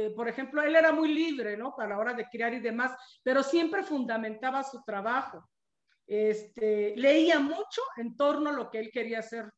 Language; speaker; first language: Spanish; non-native, local second language; Zapotec